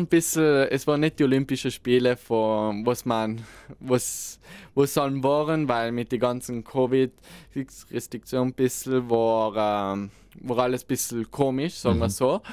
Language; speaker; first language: German; non-native, local second language; Italian